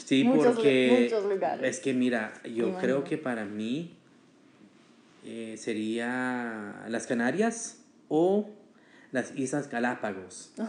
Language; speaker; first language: Spanish; early bilingual, heritage; Spanish